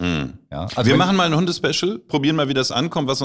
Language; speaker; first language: German; native; German